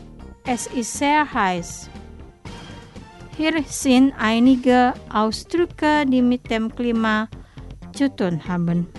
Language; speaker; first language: German; non-native, fluent; Indonesian